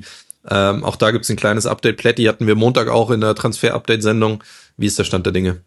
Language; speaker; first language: German; native; German